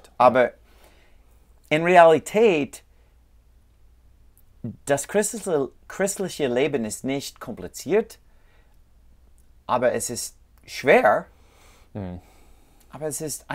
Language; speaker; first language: German; non-native, learner; English